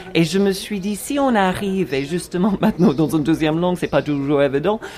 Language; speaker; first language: French; non-native, fluent; English